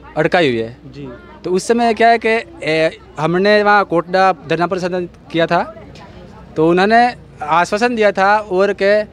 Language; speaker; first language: Hindi; native; Hindi